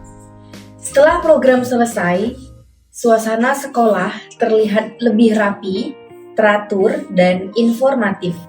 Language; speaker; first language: Indonesian; native; Indonesian